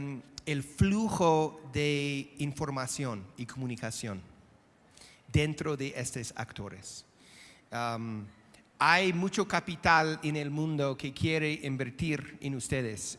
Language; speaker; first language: Spanish; non-native, fluent; English